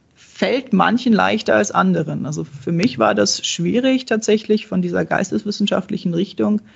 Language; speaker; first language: German; early bilingual, other home language; Czech